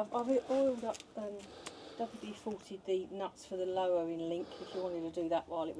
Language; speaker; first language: English; native; English